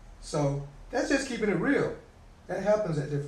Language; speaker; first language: English; native; English